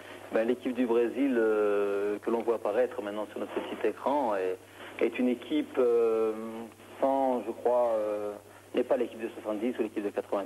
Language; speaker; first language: French; native; French